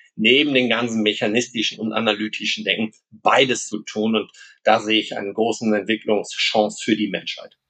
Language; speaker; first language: German; non-native, local second language; Low German